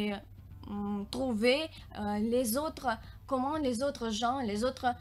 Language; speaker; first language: French; non-native, learner; Russian